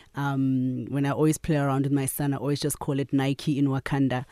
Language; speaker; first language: English; non-native, local second language; Zulu